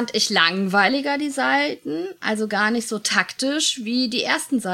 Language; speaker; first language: German; native; German